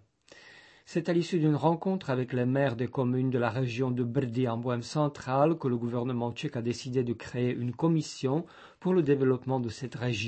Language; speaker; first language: French; native; French